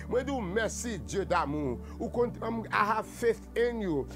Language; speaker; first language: English; non-native, fluent; Haitian Creole